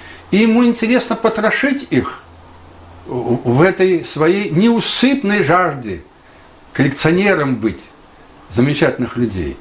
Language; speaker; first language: Russian; native; Russian